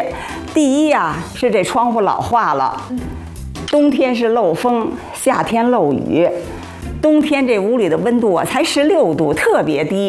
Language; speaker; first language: Chinese; native; Chinese